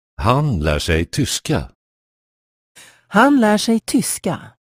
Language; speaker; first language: Swedish; non-native, fluent; Persian